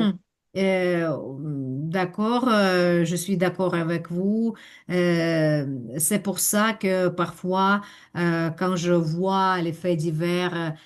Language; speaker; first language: French; non-native, fluent; Ukrainian